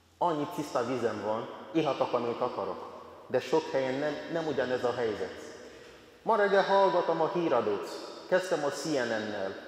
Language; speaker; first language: Hungarian; non-native, fluent; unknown